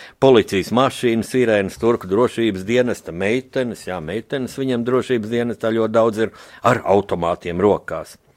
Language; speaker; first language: Latvian; native; Latvian